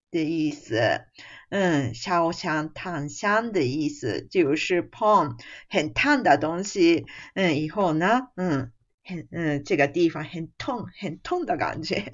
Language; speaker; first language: Chinese; non-native, fluent; Japanese